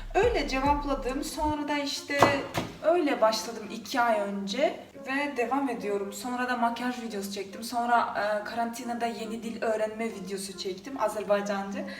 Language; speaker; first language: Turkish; non-native, fluent; Kyrgyz